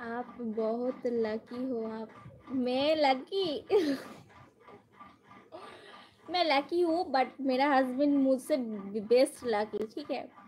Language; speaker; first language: Hindi; non-native, local second language; Bangla